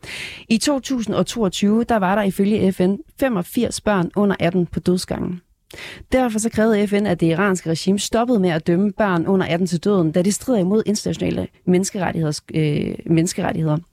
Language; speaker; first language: Danish; native; Danish